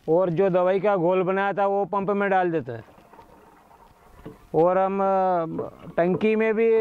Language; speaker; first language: Hindi; native; Hindi